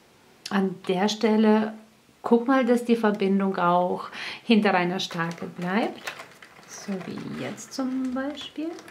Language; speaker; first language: German; native; German